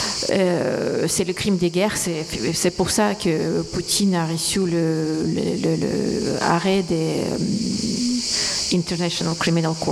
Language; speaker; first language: French; non-native, fluent; Ukrainian